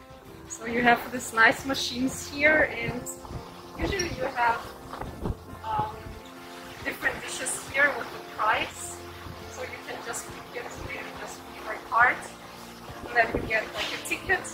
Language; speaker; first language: English; non-native, fluent; German